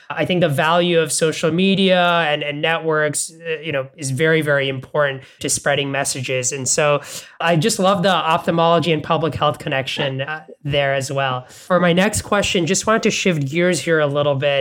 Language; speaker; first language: English; non-native, local second language; Bangla